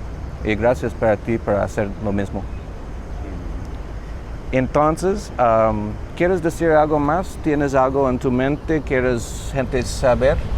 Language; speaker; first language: Spanish; non-native, learner; English